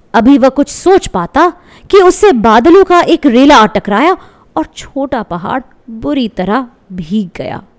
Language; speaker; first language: Hindi; non-native, local second language; Bangla